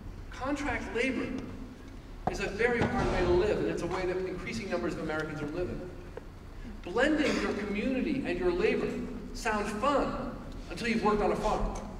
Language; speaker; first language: English; native; English